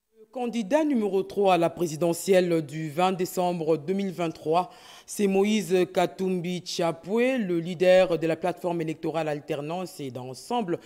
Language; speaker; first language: French; non-native, local second language; Lingala